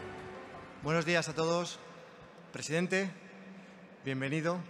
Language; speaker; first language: Spanish; native; Spanish